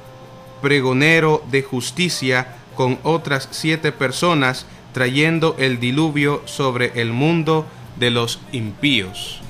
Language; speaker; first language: Spanish; native; Spanish